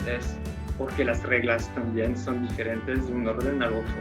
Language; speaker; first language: Spanish; non-native, fluent; French